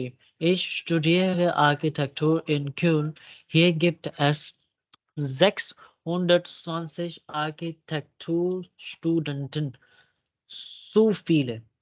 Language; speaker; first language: German; non-native, fluent; Urdu